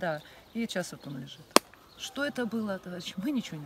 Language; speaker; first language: Russian; native; Russian